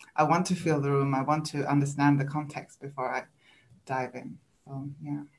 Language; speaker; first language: English; non-native, fluent; Swedish